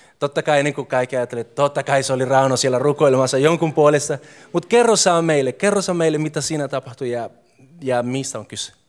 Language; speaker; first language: Finnish; non-native, fluent; Spanish